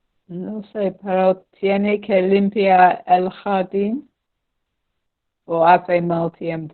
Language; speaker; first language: Spanish; non-native, learner; English